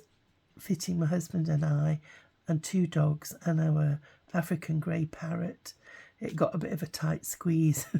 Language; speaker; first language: English; native; English